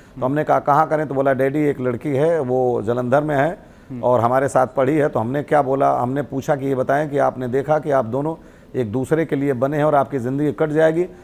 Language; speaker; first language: Hindi; native; Hindi